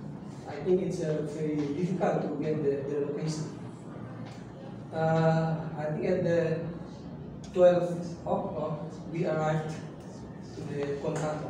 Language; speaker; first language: English; non-native, learner; Indonesian